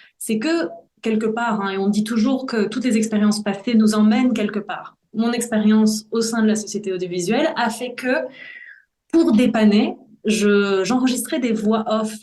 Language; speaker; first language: French; early bilingual, other home language; Spanish